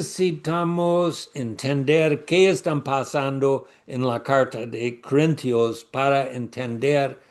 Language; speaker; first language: Spanish; non-native, learner; English